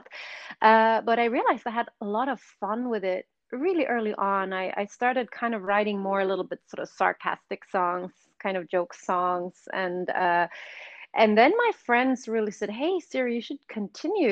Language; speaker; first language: English; non-native, fluent; Swedish